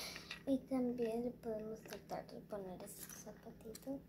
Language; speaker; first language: Spanish; early bilingual, heritage; Spanish